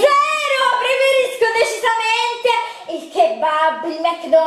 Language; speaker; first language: Italian; native; Italian